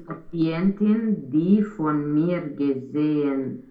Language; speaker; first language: German; non-native, learner; Romanian